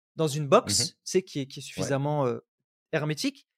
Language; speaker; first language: French; non-native, local second language; Arabic